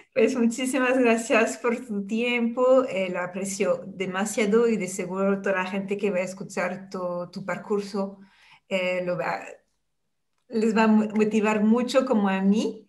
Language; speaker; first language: Spanish; non-native, fluent; French